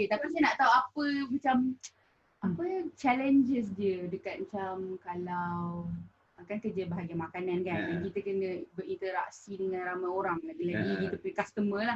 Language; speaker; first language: Malay; native; Malay